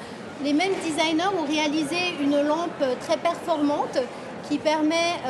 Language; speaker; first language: French; native; French